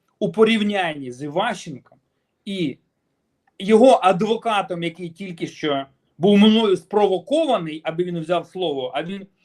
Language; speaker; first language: Ukrainian; native; Ukrainian